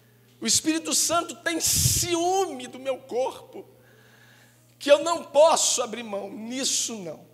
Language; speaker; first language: Portuguese; native; Portuguese